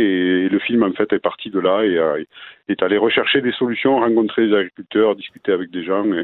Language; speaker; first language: French; native; French